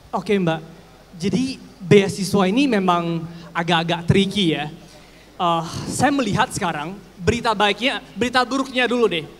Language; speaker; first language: Indonesian; native; Indonesian